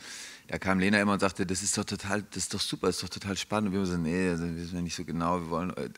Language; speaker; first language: German; native; German